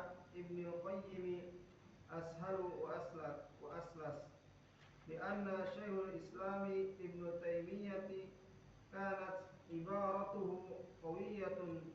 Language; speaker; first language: Arabic; non-native, learner; Indonesian